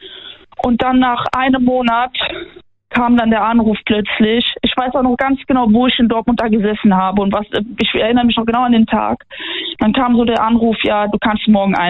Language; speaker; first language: German; native; German